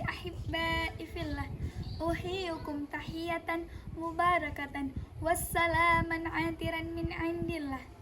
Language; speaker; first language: Arabic; non-native, learner; Indonesian